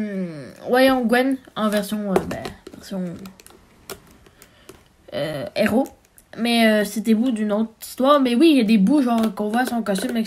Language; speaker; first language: French; native; French